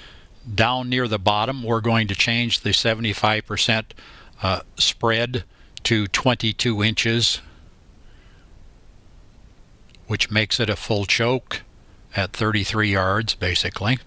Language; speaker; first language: English; native; English